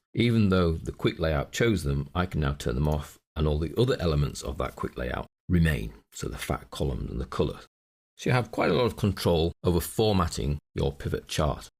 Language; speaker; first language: English; native; English